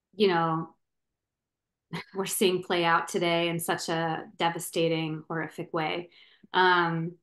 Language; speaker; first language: English; native; English